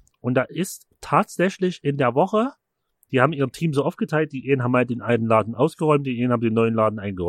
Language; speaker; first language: German; native; German